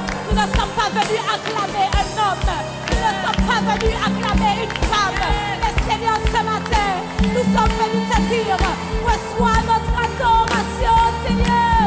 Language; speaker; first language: French; native; French